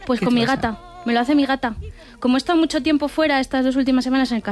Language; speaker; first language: Spanish; native; Spanish